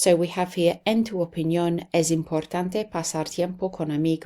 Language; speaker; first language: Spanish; non-native, fluent; English